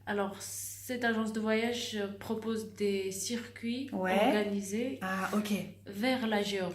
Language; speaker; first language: French; early bilingual, other home language; Georgian